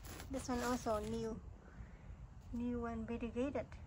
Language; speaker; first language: English; non-native, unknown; Vietnamese